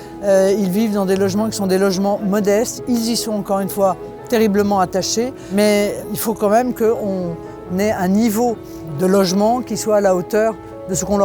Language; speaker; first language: French; native; French